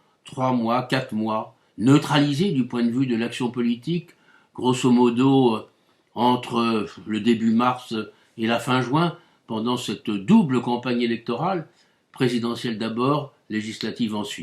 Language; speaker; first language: French; native; French